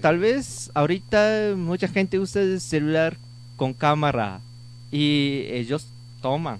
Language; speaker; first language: Spanish; non-native, learner; Japanese